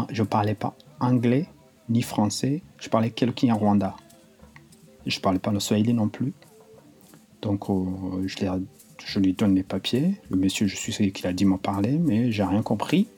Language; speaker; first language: French; non-native, local second language; Kinyarwanda